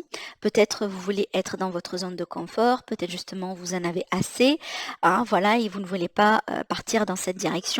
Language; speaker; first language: French; native; French